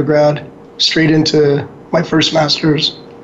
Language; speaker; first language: English; native; English